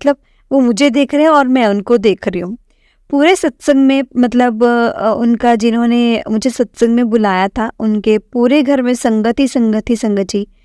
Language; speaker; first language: Hindi; native; Hindi